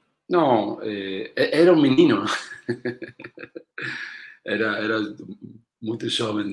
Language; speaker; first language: Portuguese; non-native, learner; Spanish